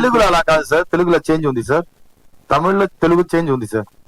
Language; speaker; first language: Telugu; non-native, learner; Tamil